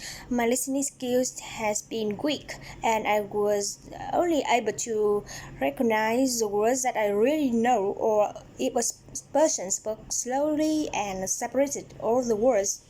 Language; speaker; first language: English; non-native, learner; Vietnamese